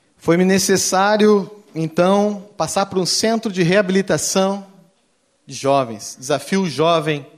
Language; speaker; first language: Portuguese; native; Portuguese